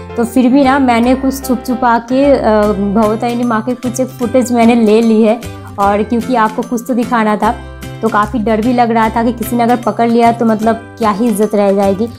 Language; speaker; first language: Hindi; non-native, local second language; Bangla